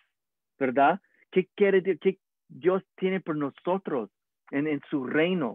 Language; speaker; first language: Spanish; early bilingual, heritage; English